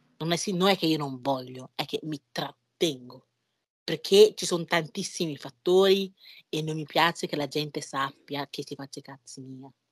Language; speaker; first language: Italian; native; Italian